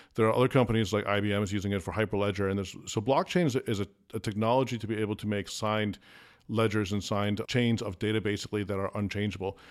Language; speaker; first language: English; early bilingual, other home language; Afrikaans